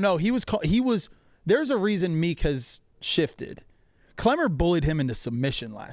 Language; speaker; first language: English; native; English